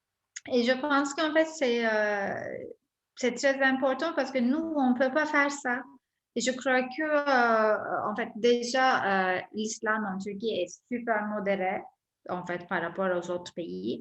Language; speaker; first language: French; non-native, fluent; Turkish